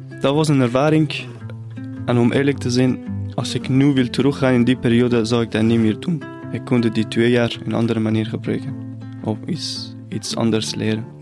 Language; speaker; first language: Dutch; non-native, fluent; Persian